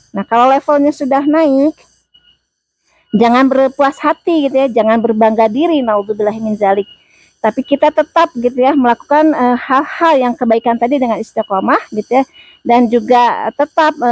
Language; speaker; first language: Indonesian; native; Indonesian